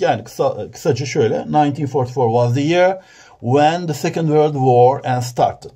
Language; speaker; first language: English; non-native, fluent; Turkish